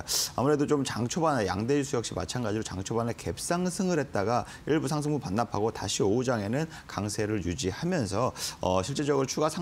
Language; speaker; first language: Korean; native; Korean